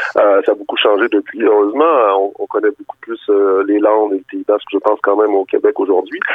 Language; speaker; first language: French; native; French